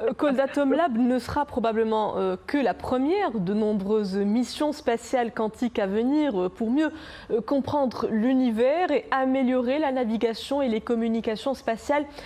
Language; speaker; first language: French; non-native, local second language; Arabic